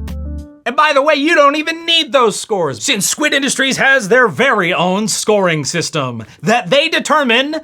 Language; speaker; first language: English; native; English